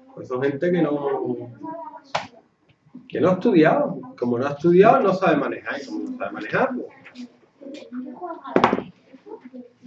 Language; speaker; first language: Spanish; native; Spanish